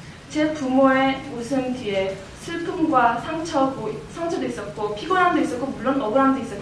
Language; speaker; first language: Korean; early bilingual, heritage; Korean